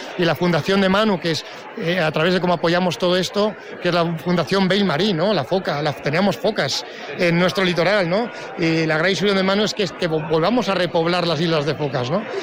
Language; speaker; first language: Spanish; non-native, local second language; Catalan